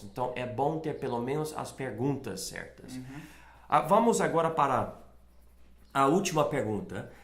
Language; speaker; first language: Portuguese; non-native, fluent; English